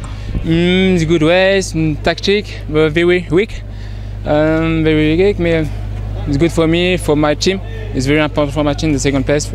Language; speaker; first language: English; non-native, learner; French